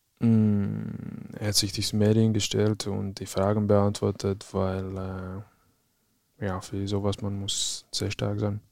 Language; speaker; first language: German; non-native, fluent; Czech